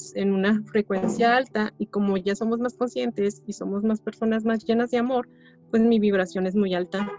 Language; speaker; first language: Spanish; native; Spanish